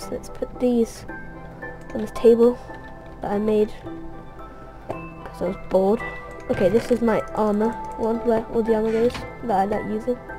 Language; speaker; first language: English; native; English